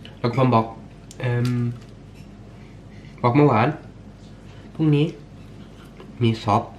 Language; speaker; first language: Thai; early bilingual, heritage; Swedish